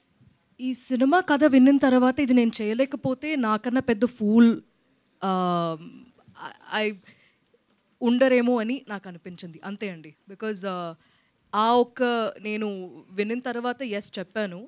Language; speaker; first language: Telugu; non-native, local second language; Malayalam